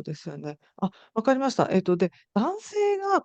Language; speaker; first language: Japanese; native; Japanese